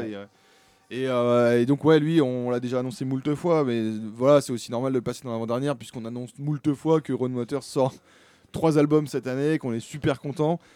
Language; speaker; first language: French; native; French